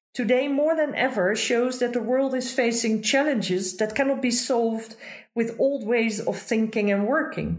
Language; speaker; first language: English; non-native, fluent; Dutch